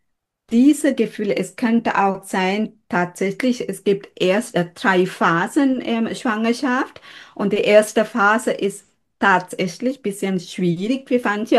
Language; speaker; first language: German; non-native, fluent; Sinhala